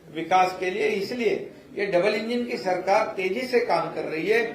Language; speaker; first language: Hindi; non-native, local second language; Marathi